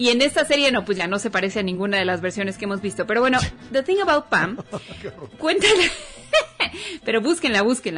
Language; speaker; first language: Spanish; native; Spanish